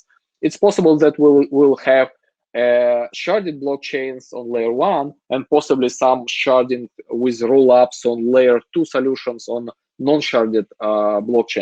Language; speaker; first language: English; non-native, fluent; Russian